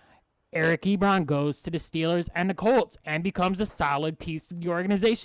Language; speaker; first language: English; native; English